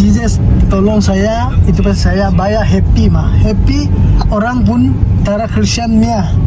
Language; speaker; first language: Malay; non-native, learner; Tedim Chin